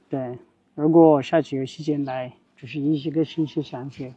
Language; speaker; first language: Chinese; non-native, learner; Amharic